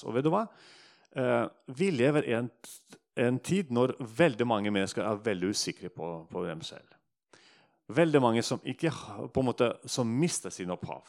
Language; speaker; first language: Norwegian; non-native, fluent; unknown